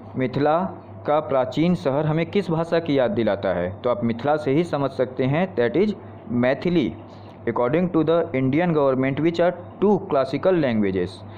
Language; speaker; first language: Hindi; native; Hindi